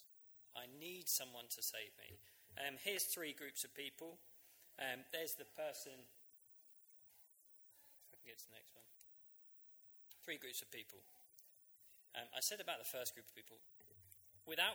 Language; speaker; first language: English; native; English